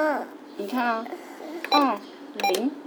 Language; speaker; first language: Chinese; native; Chinese